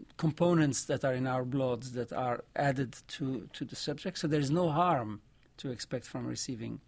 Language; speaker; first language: English; non-native, fluent; French